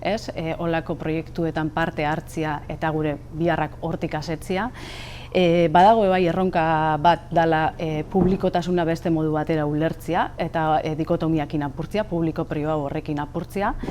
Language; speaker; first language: Basque; native; Basque